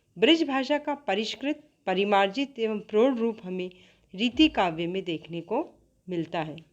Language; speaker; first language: Hindi; native; Hindi